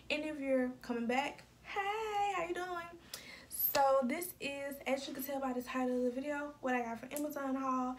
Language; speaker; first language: English; native; English